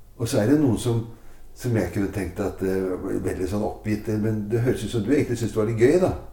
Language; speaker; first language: Norwegian; native; Norwegian